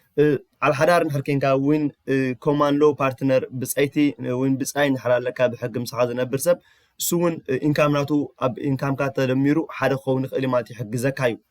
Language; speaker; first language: Tigrinya; early bilingual, heritage; Tigrinya